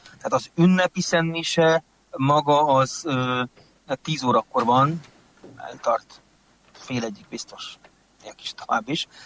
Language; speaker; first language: Hungarian; native; Hungarian